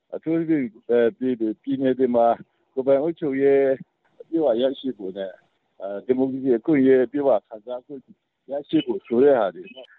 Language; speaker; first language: Burmese; non-native, local second language; Kachin